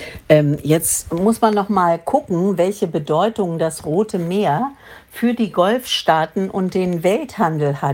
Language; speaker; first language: German; native; German